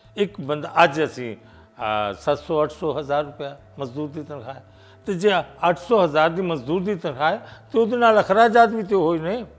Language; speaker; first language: Punjabi; native; Punjabi